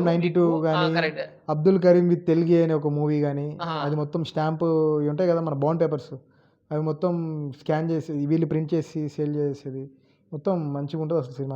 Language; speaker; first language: Telugu; native; Telugu